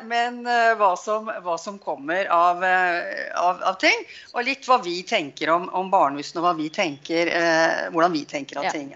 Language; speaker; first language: Norwegian; native; Norwegian